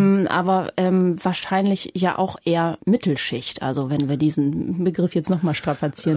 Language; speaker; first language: German; native; German